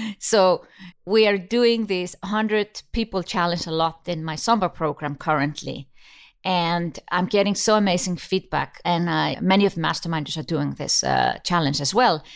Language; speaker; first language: English; non-native, fluent; Icelandic